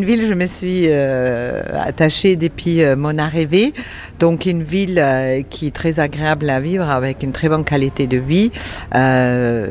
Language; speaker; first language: French; non-native, fluent; German